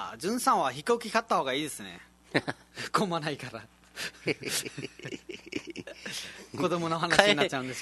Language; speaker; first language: Japanese; non-native, fluent; Nepali